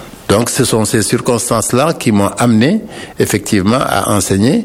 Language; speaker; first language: French; non-native, local second language; Wolof